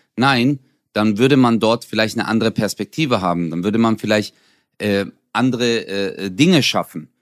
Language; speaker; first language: German; early bilingual, other home language; Turkish